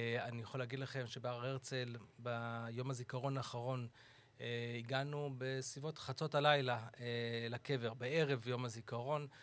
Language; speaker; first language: Hebrew; early bilingual, other home language; English